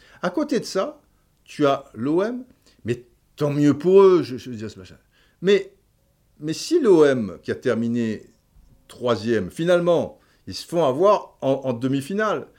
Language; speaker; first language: French; native; French